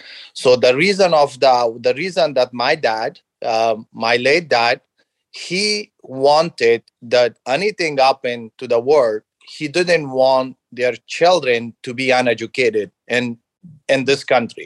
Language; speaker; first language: English; non-native, fluent; Persian